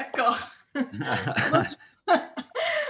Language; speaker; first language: French; non-native, fluent; Portuguese